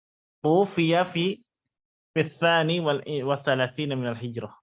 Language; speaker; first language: Arabic; non-native, fluent; Indonesian